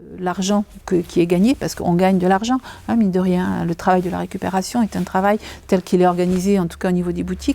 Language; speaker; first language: French; native; French